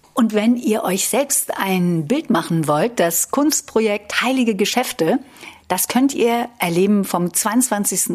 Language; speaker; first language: German; native; German